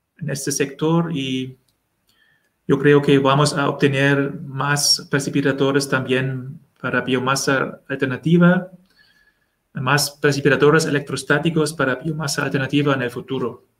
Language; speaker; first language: Spanish; non-native, learner; German